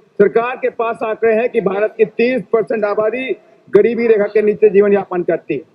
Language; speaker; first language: Hindi; native; Hindi